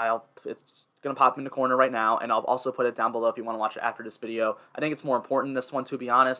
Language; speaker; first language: English; native; English